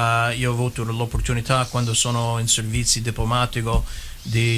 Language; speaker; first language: Italian; early bilingual, heritage; English